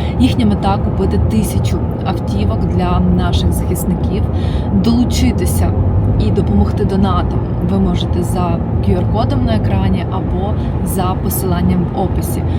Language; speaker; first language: Ukrainian; native; Ukrainian